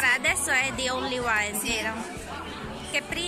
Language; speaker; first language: Italian; non-native, learner; Filipino